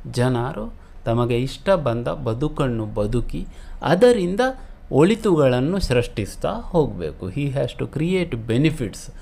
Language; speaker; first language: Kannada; non-native, local second language; Konkani